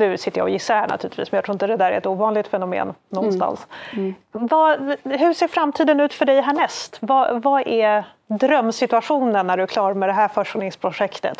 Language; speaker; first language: Swedish; native; Swedish